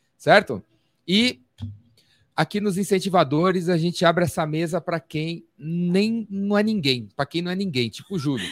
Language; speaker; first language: Portuguese; native; Portuguese